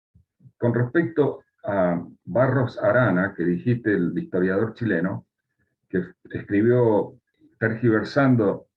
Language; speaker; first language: Spanish; native; Spanish